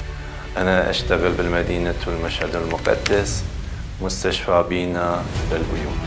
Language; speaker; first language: Arabic; non-native, learner; Persian